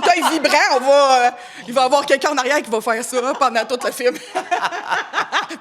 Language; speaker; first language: French; native; French